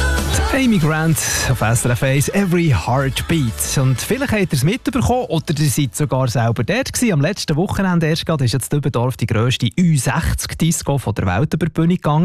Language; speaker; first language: German; native; German